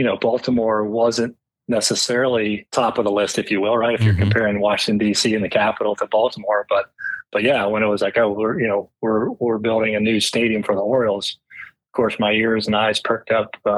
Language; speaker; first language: English; native; English